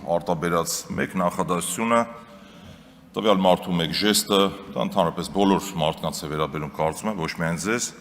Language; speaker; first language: Armenian; native; Armenian